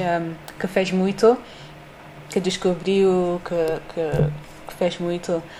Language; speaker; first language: Portuguese; non-native, learner; English